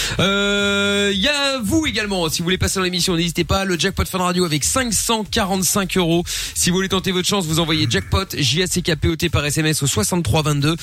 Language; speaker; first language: French; early bilingual, other home language; Portuguese